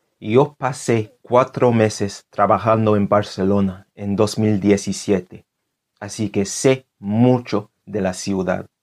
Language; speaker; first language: Spanish; non-native, fluent; English